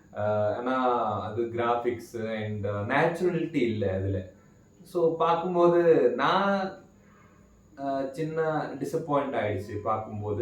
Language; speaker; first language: Tamil; non-native, learner; Malayalam